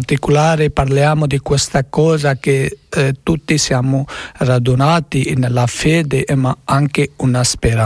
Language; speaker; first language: Italian; non-native, learner; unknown